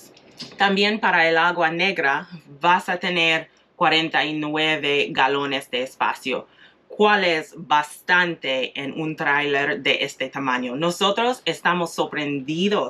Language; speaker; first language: Spanish; non-native, fluent; English